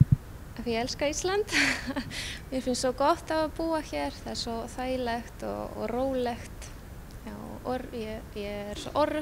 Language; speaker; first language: Icelandic; non-native, fluent; Polish